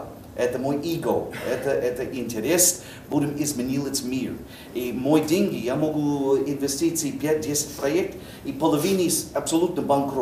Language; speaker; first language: Russian; non-native, learner; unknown